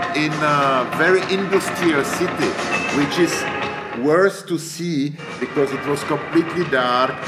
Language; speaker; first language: English; non-native, fluent; Czech